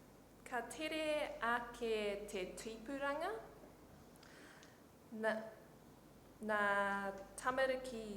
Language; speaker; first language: Māori; non-native, local second language; English